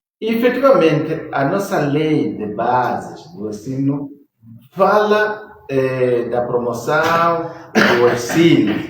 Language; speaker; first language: Portuguese; non-native, local second language; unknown